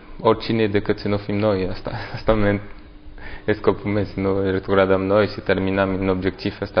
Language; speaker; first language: Romanian; non-native, learner; French